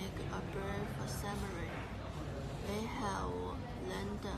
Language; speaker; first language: English; non-native, learner; Chinese